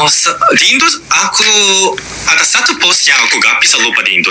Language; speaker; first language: Indonesian; non-native, fluent; Korean